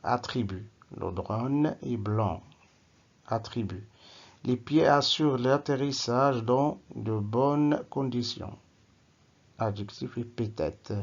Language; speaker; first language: French; non-native, local second language; Arabic